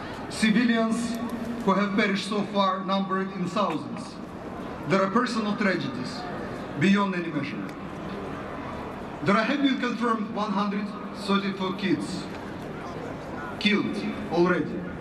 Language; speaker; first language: English; non-native, fluent; Ukrainian